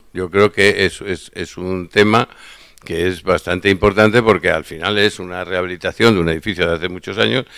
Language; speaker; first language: Spanish; native; Spanish